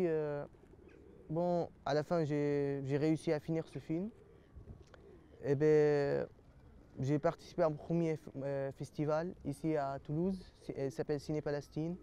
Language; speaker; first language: French; early bilingual, other home language; Arabic